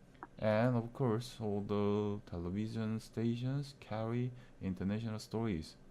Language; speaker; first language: English; non-native, learner; Korean